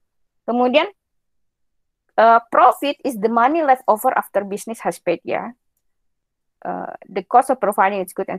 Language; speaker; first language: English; non-native, fluent; Indonesian